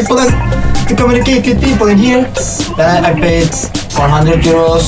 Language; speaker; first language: English; non-native, learner; Turkish